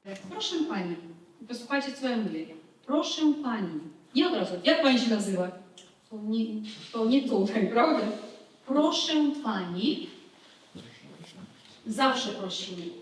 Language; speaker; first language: Polish; native; Polish